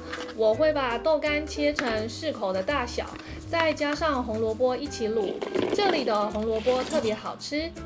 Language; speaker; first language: Chinese; native; Chinese